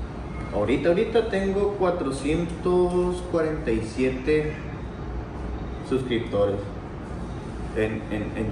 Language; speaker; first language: Spanish; native; Spanish